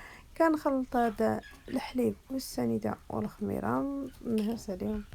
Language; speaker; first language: Arabic; native; Arabic